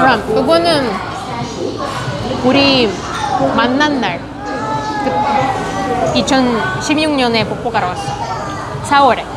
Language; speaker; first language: Korean; non-native, fluent; Russian